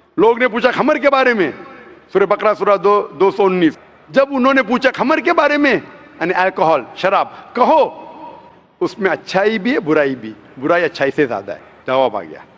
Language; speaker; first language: Hindi; non-native, local second language; Konkani